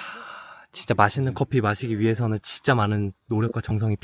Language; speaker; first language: Korean; native; Korean